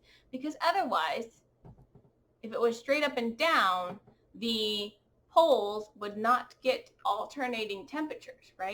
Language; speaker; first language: English; native; English